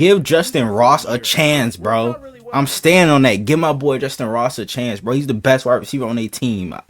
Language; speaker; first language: English; native; English